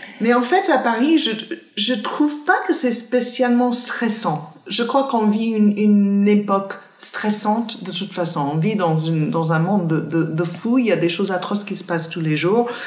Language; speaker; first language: French; non-native, fluent; English